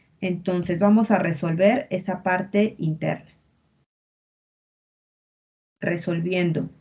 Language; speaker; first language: Spanish; native; Spanish